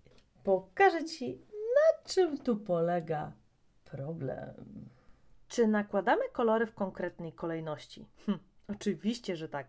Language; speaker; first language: Polish; native; Polish